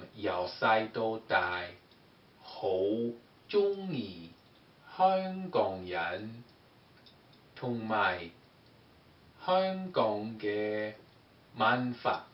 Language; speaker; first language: Cantonese; non-native, learner; English